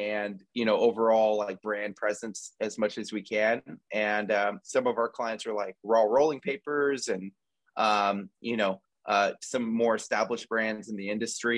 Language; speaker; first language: English; native; English